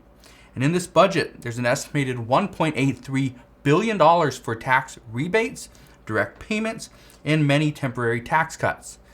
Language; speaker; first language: English; native; English